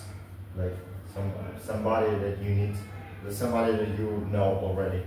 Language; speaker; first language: English; non-native, learner; Vietnamese